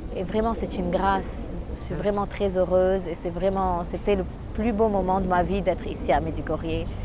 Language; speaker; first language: French; non-native, local second language; Arabic